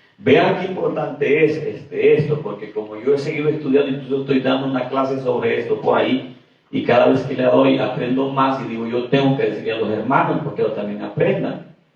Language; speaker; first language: Spanish; native; Spanish